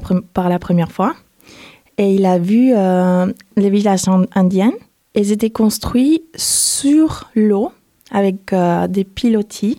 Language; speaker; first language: French; non-native, fluent; Spanish